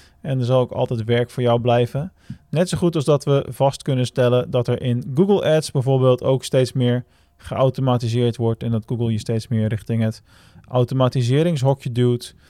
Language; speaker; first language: Dutch; native; Dutch